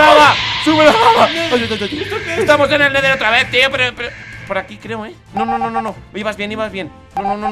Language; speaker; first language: Spanish; native; Spanish